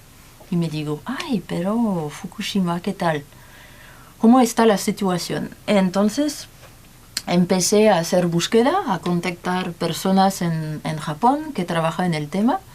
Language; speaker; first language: Spanish; non-native, learner; French